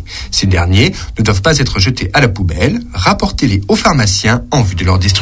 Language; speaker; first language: French; native; French